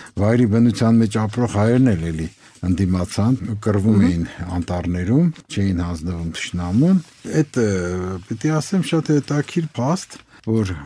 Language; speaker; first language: Armenian; native; Armenian